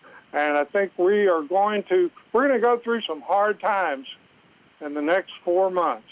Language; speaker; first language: English; native; English